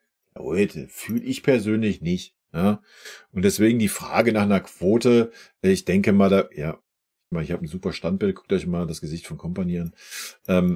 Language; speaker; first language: German; native; German